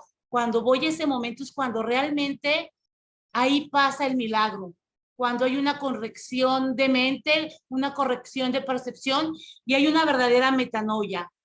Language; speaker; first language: Spanish; native; Spanish